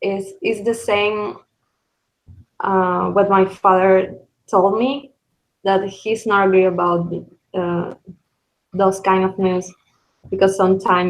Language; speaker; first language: English; non-native, learner; Spanish